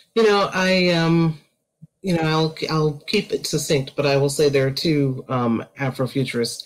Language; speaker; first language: English; native; English